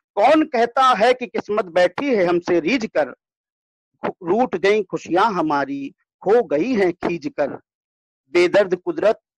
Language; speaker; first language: Hindi; native; Hindi